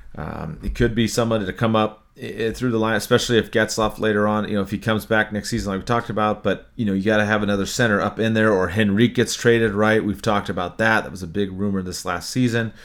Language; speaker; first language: English; native; English